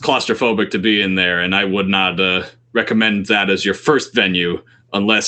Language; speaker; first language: English; native; English